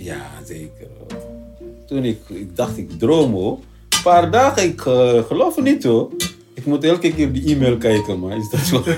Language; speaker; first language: Dutch; non-native, learner; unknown